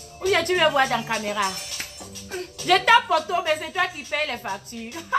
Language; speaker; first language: French; non-native, local second language; Ewe